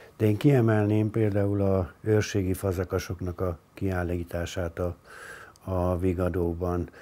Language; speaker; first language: Hungarian; native; Hungarian